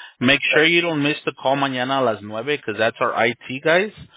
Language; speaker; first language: English; early bilingual, other home language; Spanish